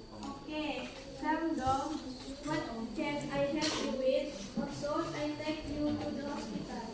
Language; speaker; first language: English; non-native, learner; Indonesian